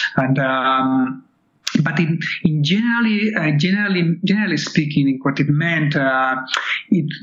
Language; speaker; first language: English; non-native, fluent; Spanish